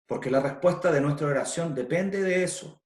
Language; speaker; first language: Spanish; native; Spanish